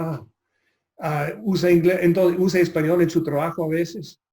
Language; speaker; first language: Spanish; non-native, fluent; English